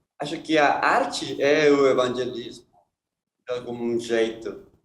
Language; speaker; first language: Portuguese; non-native, fluent; Spanish